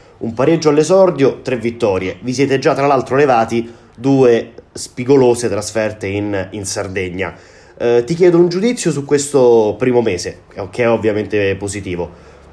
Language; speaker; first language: Italian; native; Italian